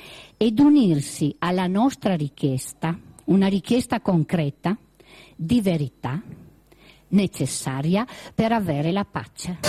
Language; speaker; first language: Italian; native; Italian